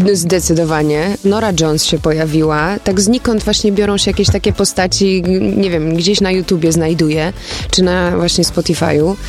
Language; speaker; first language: Polish; early bilingual, heritage; Polish